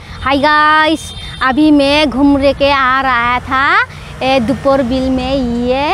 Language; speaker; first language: Hindi; non-native, local second language; Assamese